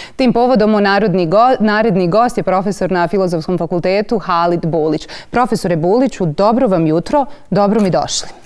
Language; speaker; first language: Serbian; native; Serbian